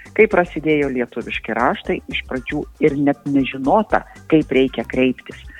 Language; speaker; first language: Lithuanian; native; Lithuanian